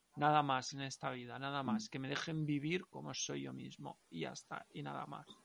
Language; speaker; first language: Spanish; non-native, local second language; Catalan